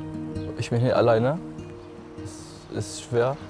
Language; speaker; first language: German; non-native, learner; Arabic